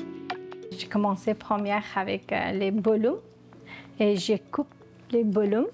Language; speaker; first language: French; non-native, learner; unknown